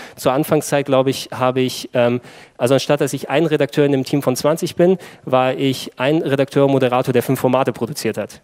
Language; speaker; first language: German; early bilingual, other home language; Greek